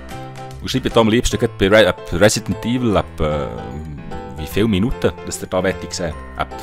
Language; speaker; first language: German; native; German